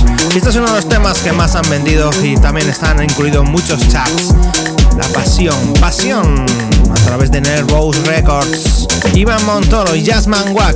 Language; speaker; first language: Spanish; native; Spanish